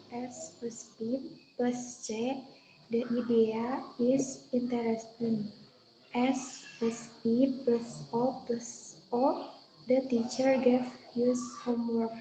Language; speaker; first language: English; non-native, learner; Indonesian